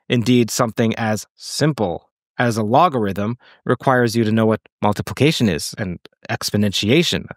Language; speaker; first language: English; native; English